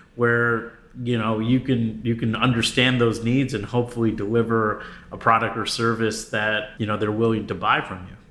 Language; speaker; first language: English; native; English